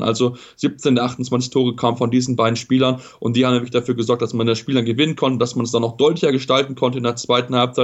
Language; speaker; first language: German; native; German